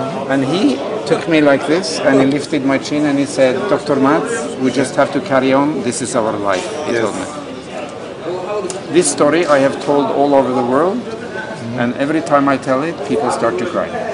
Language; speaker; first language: English; non-native, fluent; Norwegian